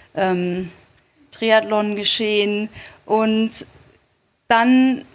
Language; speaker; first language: German; native; German